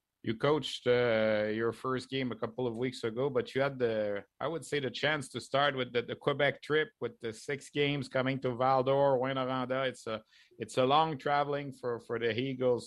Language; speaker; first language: English; non-native, fluent; French